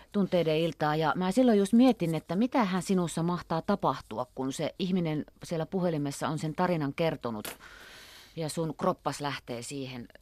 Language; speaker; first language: Finnish; native; Finnish